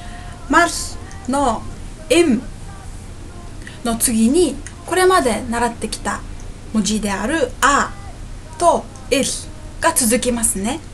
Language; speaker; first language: Japanese; non-native, fluent; Mongolian